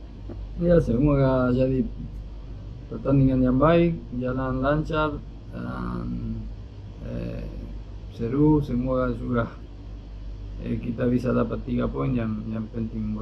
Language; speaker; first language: Indonesian; non-native, fluent; Spanish